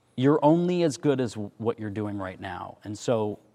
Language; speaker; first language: English; native; English